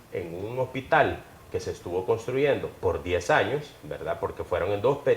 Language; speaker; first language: Spanish; native; Spanish